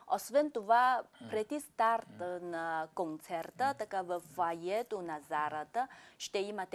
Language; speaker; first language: Bulgarian; non-native, fluent; Chinese